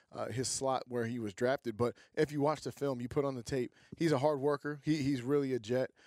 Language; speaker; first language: English; native; English